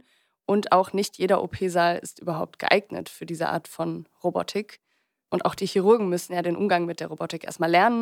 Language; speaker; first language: German; native; German